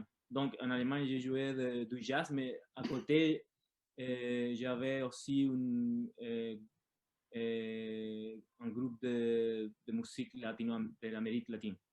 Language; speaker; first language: French; non-native, learner; Spanish